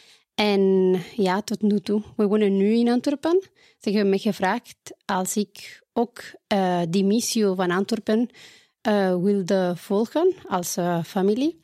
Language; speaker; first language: Dutch; non-native, fluent; Spanish